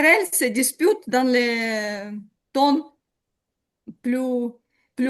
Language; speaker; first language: French; non-native, learner; Ukrainian